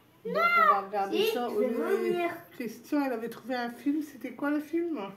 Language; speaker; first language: French; native; French